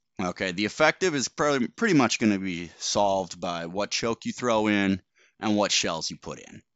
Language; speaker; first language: English; native; English